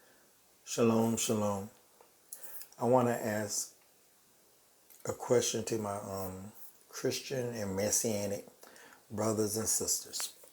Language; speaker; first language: English; native; English